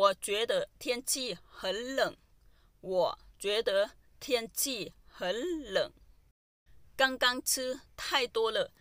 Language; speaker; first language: Chinese; non-native, fluent; Thai